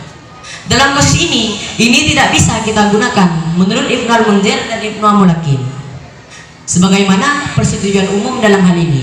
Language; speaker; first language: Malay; non-native, local second language; Madurese